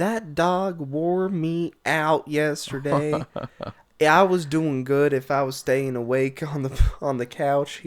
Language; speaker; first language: English; native; English